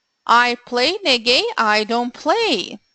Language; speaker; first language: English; non-native, fluent; Portuguese